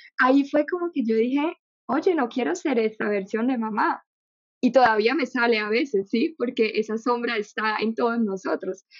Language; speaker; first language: Spanish; non-native, fluent; German